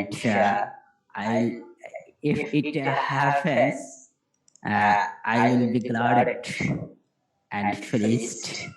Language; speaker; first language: English; non-native, learner; Bangla